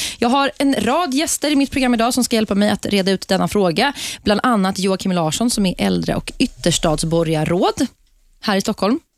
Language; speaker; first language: Swedish; native; Swedish